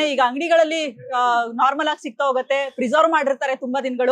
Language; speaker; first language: Kannada; native; Kannada